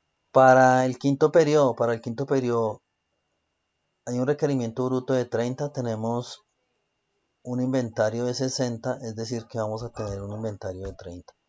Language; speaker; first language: Spanish; native; Spanish